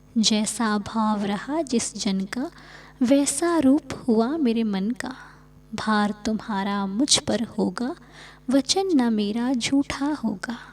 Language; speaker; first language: Hindi; native; Hindi